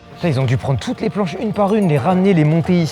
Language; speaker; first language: French; native; French